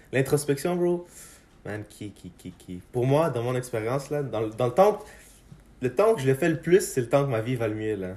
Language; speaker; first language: French; early bilingual, other home language; Persian